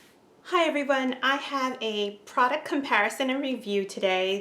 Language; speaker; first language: English; native; English